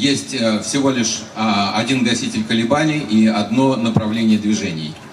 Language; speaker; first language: Russian; native; Russian